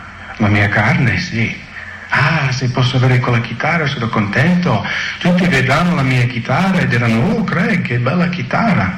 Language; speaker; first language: Italian; non-native, fluent; English